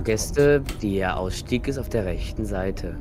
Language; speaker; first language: German; native; German